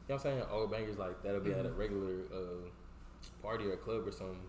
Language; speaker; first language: English; native; English